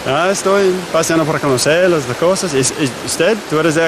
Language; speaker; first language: Spanish; non-native, learner; English